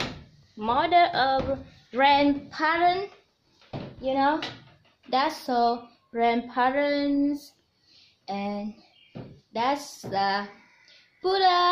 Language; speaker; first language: English; non-native, learner; Vietnamese